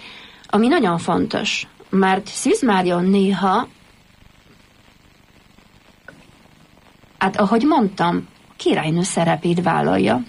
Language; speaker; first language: Hungarian; non-native, fluent; Polish